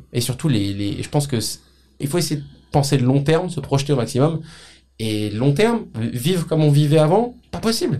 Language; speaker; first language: French; native; French